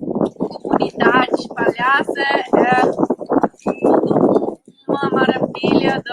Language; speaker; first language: Portuguese; non-native, fluent; Spanish